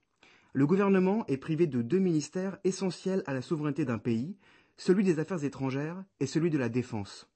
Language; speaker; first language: French; native; French